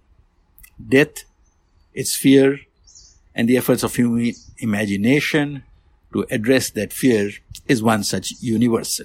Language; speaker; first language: English; non-native, local second language; Hindi